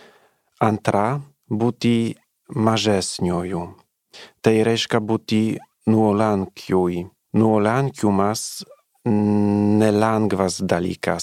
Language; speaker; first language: Lithuanian; non-native, learner; Polish